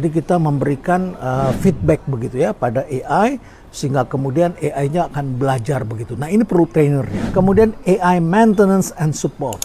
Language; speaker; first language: Indonesian; native; Indonesian